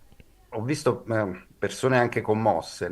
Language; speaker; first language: Italian; native; Italian